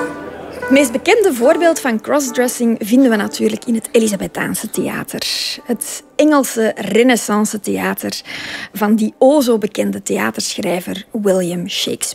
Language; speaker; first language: Dutch; native; Dutch